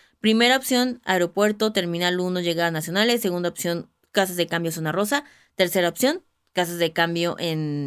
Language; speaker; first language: Spanish; native; Spanish